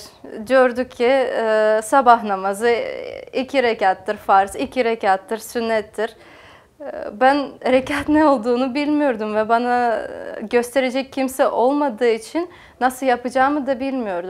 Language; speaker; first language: Turkish; non-native, fluent; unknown